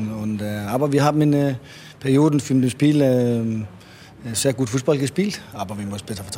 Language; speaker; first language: German; non-native, learner; Danish